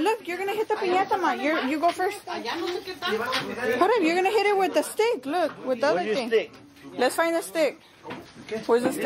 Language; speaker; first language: English; early bilingual, other home language; Spanish